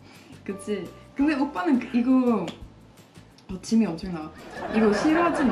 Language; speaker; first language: Korean; non-native, fluent; Swedish